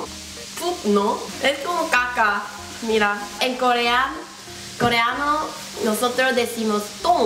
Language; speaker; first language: Spanish; non-native, learner; Korean